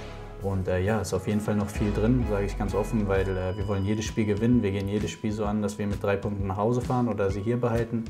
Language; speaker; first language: German; native; German